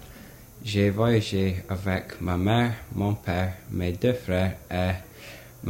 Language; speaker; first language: French; non-native, learner; English